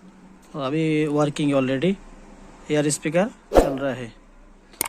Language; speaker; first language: Hindi; non-native, local second language; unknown